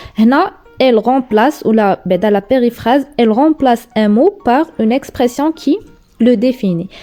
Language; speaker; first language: French; non-native, local second language; Arabic